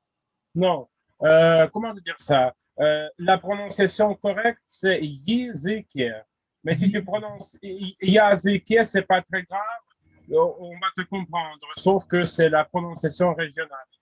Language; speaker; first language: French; non-native, fluent; Russian